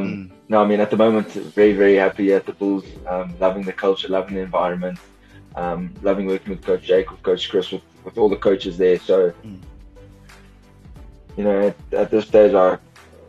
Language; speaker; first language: English; native; English